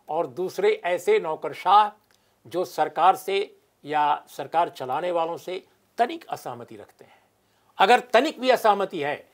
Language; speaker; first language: Hindi; native; Hindi